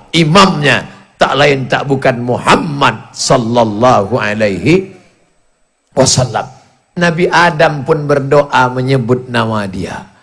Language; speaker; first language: Indonesian; native; Indonesian